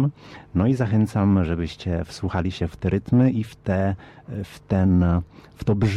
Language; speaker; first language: Polish; early bilingual, heritage; Polish